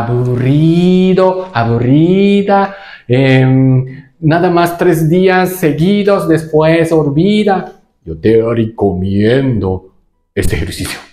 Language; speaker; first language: Spanish; non-native, learner; Japanese